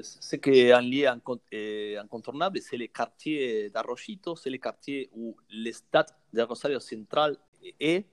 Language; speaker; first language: French; non-native, learner; Spanish